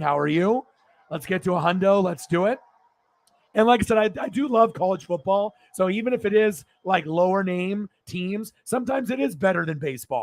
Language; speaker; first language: English; native; English